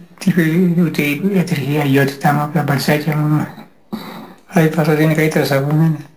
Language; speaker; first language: Greek; native; Greek